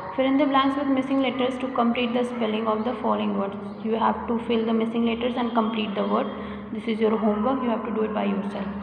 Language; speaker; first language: English; non-native, local second language; Hindi